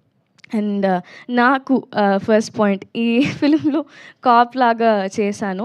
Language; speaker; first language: Telugu; non-native, learner; Tamil